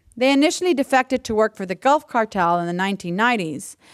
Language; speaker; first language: English; native; English